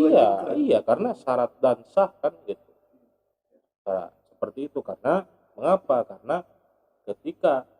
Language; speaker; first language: Indonesian; native; Indonesian